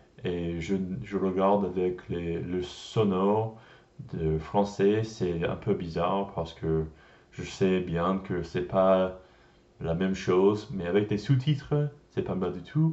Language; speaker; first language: French; non-native, learner; English